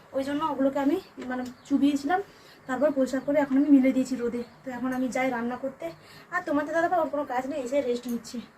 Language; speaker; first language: Bangla; non-native, local second language; Santali